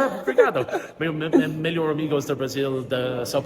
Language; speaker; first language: Portuguese; non-native, learner; English